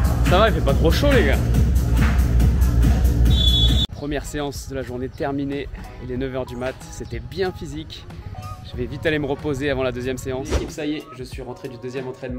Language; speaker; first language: French; native; French